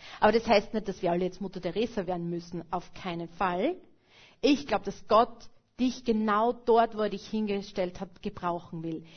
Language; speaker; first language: German; native; German